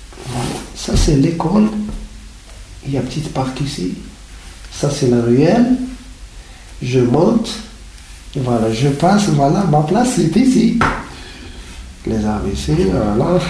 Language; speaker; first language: French; non-native, learner; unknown